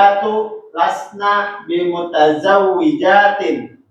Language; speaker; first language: Arabic; non-native, learner; Indonesian